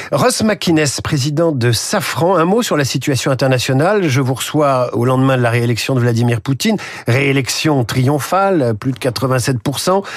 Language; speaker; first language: French; native; French